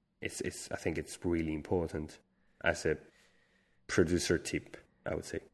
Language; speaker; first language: English; non-native, fluent; Spanish